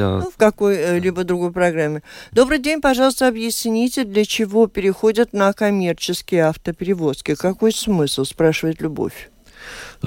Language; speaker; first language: Russian; native; Russian